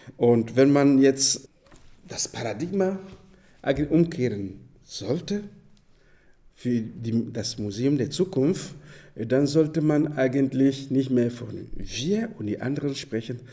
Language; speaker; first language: German; non-native, fluent; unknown